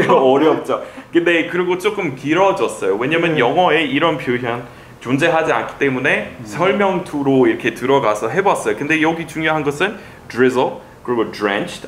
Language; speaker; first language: Korean; non-native, fluent; English